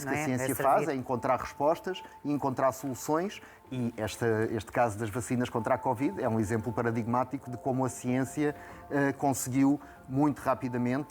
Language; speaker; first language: Portuguese; native; Portuguese